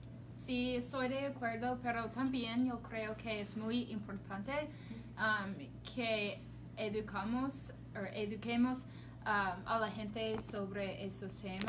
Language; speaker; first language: Spanish; non-native, learner; English